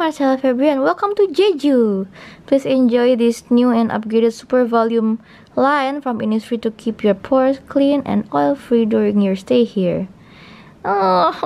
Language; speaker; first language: English; non-native, learner; Indonesian